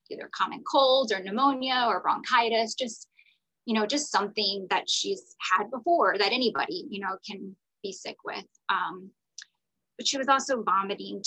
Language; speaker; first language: English; native; English